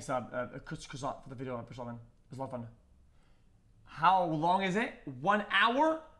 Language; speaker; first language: English; non-native, local second language; French